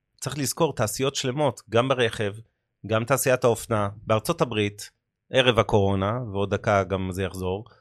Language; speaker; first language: Hebrew; native; Hebrew